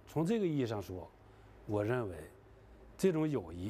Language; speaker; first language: Chinese; native; Chinese